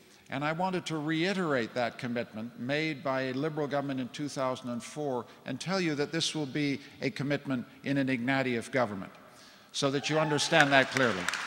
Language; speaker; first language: English; native; English